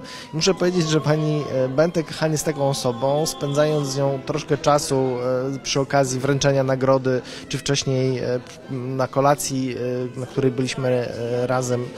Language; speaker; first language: Polish; native; Polish